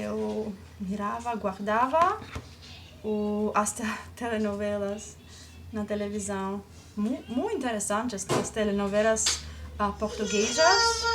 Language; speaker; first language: Portuguese; non-native, learner; English